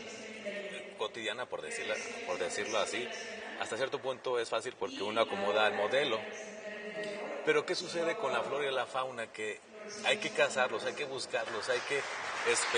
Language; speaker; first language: Spanish; native; Spanish